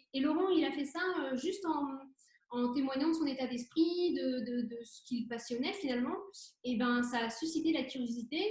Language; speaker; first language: French; native; French